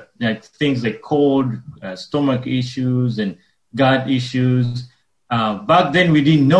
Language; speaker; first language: English; non-native, local second language; Ganda